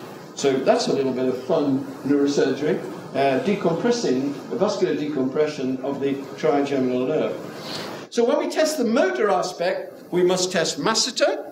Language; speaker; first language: English; native; English